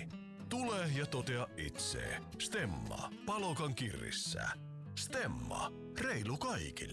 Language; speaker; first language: Finnish; native; Finnish